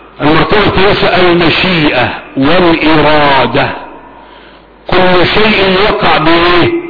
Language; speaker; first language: Arabic; native; Arabic